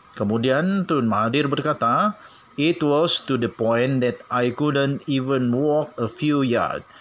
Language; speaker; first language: English; non-native, local second language; Malay